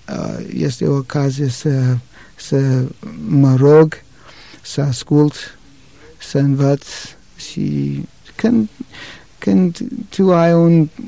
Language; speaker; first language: Romanian; non-native, learner; English